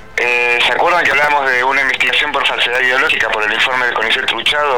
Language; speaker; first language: Spanish; native; Spanish